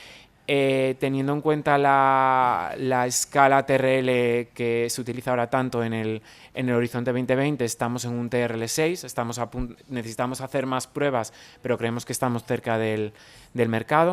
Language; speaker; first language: Spanish; native; Spanish